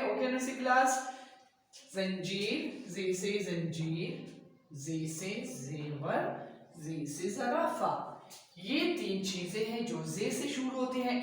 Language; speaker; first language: Urdu; non-native, local second language; Punjabi